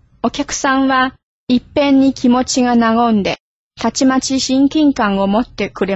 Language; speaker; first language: Japanese; non-native, fluent; Chinese